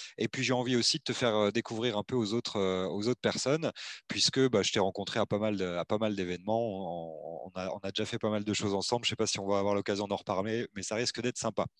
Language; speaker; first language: French; native; French